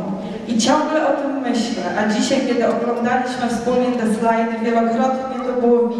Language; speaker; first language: Polish; native; Polish